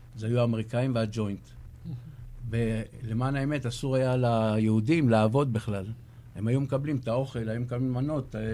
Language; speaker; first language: Hebrew; early bilingual, other home language; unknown